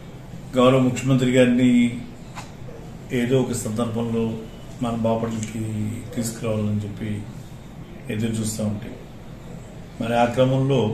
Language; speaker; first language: Telugu; native; Telugu